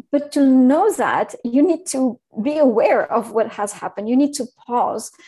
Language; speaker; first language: English; non-native, fluent; Arabic